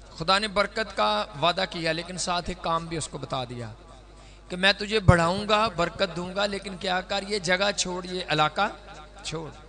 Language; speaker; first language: Urdu; non-native, local second language; Punjabi